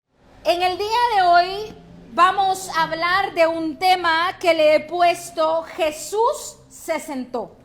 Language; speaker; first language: Spanish; native; Spanish